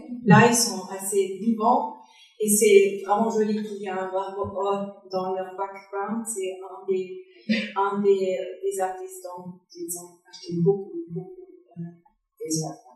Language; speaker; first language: French; non-native, fluent; German